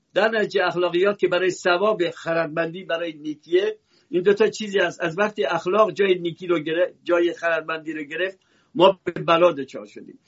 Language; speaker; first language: Persian; native; Persian